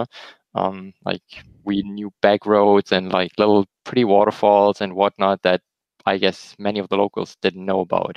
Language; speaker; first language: English; non-native, fluent; German